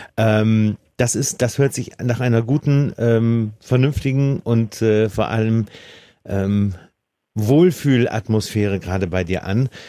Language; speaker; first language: German; native; German